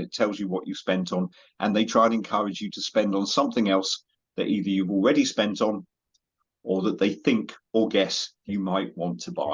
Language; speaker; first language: English; native; English